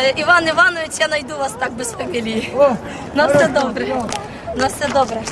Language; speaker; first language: Ukrainian; native; Ukrainian